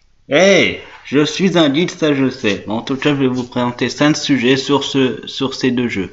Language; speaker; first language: French; native; French